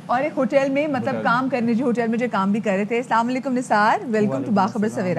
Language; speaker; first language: Urdu; native; Urdu